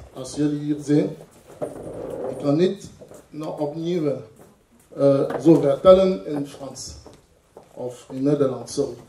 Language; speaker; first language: Dutch; non-native, learner; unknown